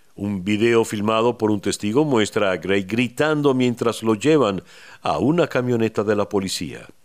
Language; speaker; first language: Spanish; native; Spanish